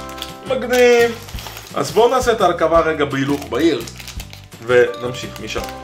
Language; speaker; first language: Hebrew; native; Hebrew